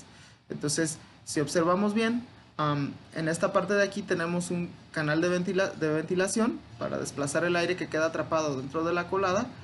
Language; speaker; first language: Spanish; native; Spanish